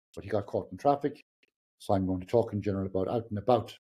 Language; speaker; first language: English; non-native, local second language; Irish